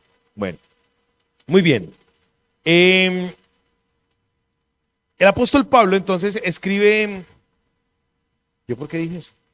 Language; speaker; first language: Spanish; native; Spanish